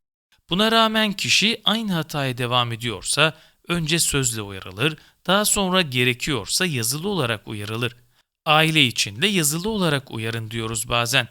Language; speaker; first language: Turkish; native; Turkish